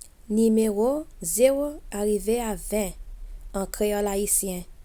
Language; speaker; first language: Haitian Creole; early bilingual, heritage; Haitian Creole